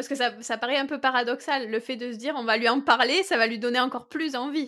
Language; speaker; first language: French; native; French